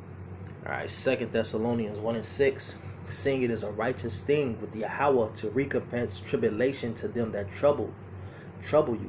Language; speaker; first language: English; native; English